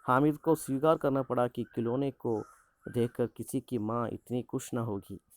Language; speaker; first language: Hindi; non-native, local second language; Malayalam